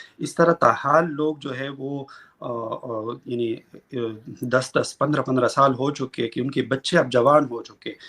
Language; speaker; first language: Urdu; non-native, local second language; Pashto